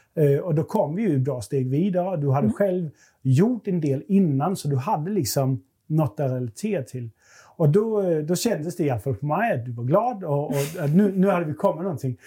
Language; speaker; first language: Swedish; non-native, fluent; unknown